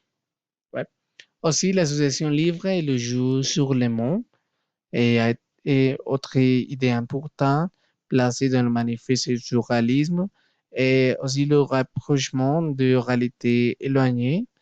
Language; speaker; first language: French; non-native, learner; Spanish